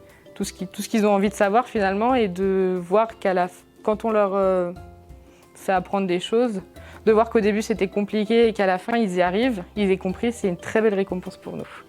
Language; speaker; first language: French; native; French